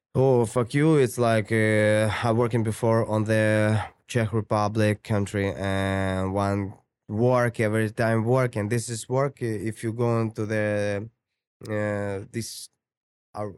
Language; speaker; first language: English; non-native, learner; Ukrainian